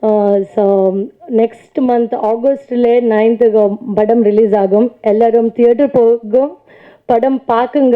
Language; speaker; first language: Tamil; non-native, learner; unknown